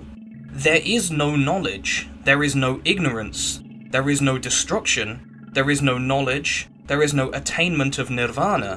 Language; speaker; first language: English; native; English